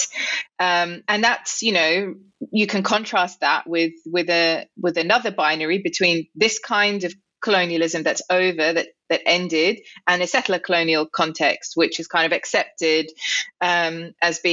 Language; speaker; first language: English; native; English